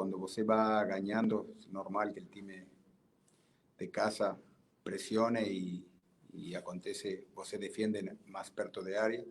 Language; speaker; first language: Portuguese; non-native, learner; Spanish